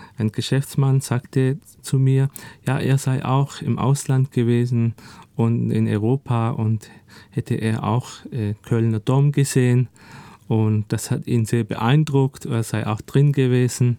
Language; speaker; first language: German; early bilingual, other home language; Turkish